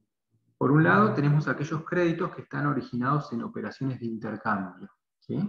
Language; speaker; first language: Spanish; native; Spanish